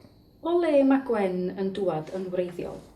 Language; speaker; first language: Welsh; native; Welsh